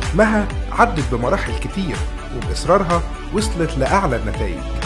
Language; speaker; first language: Arabic; native; Arabic